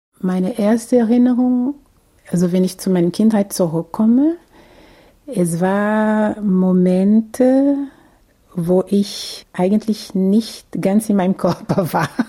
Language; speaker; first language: German; non-native, fluent; Portuguese